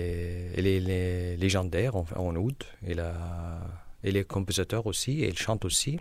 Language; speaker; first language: French; non-native, learner; Arabic